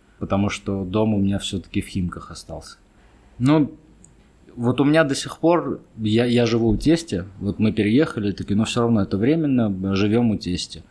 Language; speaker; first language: Russian; early bilingual, other home language; Armenian